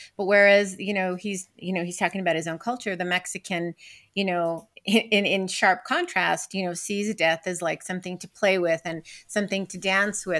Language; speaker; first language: English; native; English